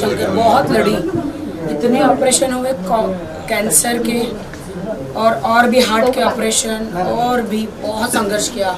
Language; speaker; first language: Hindi; native; Hindi